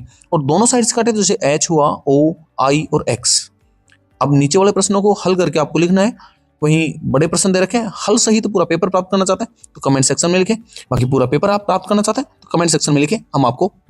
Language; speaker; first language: Hindi; native; Hindi